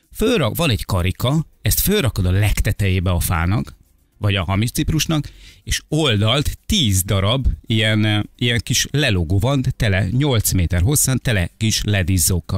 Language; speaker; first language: Hungarian; native; Hungarian